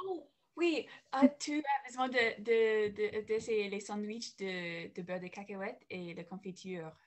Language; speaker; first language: French; non-native, learner; English